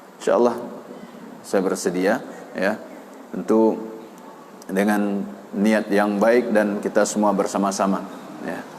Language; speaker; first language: Malay; non-native, local second language; Minangkabau